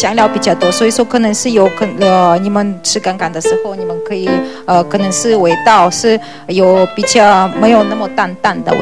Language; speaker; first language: Chinese; non-native, learner; Russian